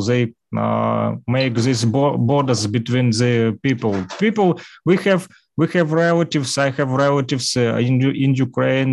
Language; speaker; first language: English; non-native, learner; Russian